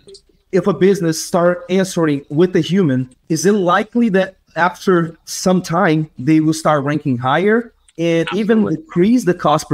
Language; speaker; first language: English; non-native, fluent; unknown